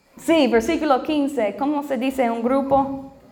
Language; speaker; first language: Spanish; non-native, learner; English